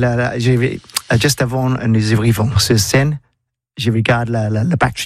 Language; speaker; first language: French; non-native, learner; English